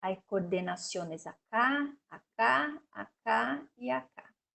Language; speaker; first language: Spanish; non-native, learner; Portuguese